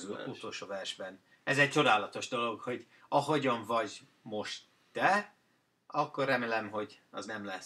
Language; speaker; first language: Hungarian; non-native, learner; English